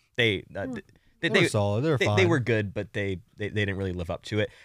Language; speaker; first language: English; native; English